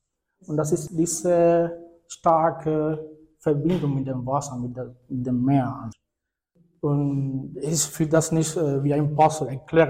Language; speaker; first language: German; non-native, fluent; Spanish